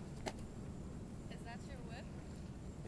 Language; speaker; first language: English; native; English